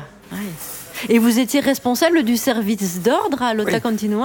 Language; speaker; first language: French; native; French